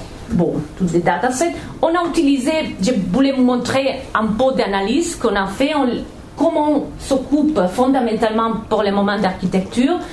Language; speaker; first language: French; non-native, fluent; Catalan